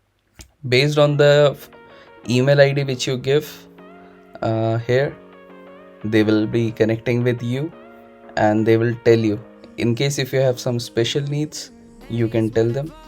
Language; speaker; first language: English; non-native, local second language; Hindi